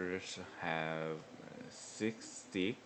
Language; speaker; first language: English; non-native, learner; Korean